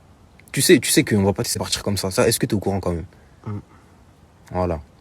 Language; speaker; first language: French; native; French